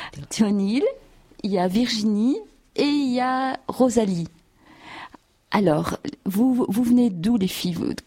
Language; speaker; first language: French; native; French